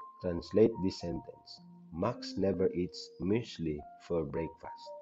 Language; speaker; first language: English; non-native, learner; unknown